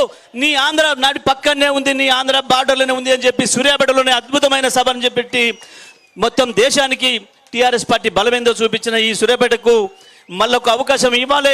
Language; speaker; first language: Telugu; native; Telugu